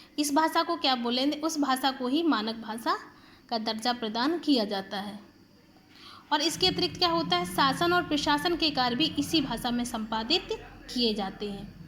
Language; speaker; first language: Hindi; native; Hindi